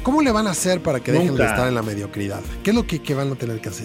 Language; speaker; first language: Spanish; native; Spanish